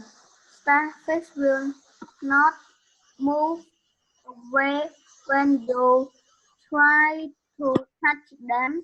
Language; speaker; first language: English; non-native, learner; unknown